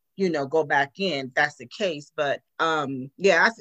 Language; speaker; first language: English; native; English